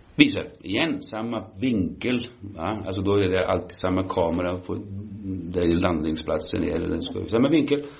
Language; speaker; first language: Swedish; early bilingual, heritage; Swedish